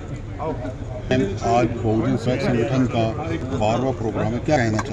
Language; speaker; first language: Hindi; native; Hindi